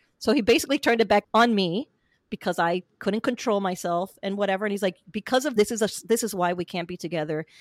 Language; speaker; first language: English; native; English